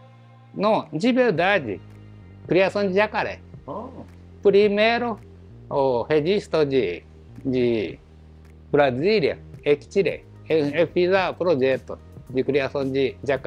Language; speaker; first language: Portuguese; non-native, learner; Japanese